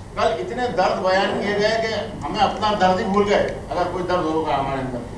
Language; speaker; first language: Hindi; native; Hindi